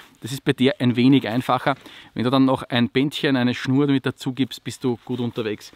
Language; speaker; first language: German; native; German